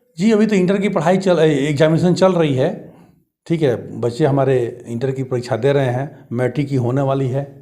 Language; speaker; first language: Hindi; native; Hindi